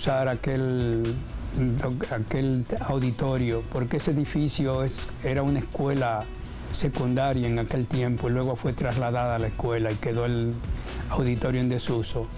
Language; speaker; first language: Spanish; native; Spanish